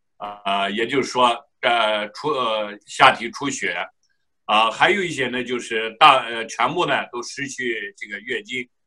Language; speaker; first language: Chinese; non-native, local second language; Uyghur